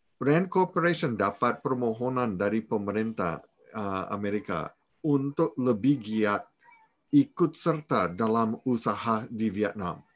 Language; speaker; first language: Indonesian; non-native, fluent; English